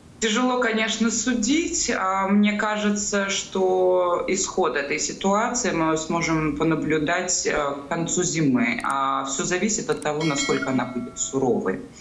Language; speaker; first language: Russian; native; Russian